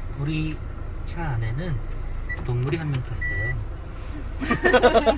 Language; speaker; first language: Korean; native; Korean